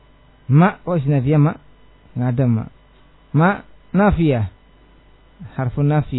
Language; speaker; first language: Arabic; non-native, fluent; Indonesian